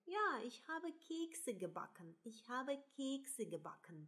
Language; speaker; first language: German; non-native, fluent; Russian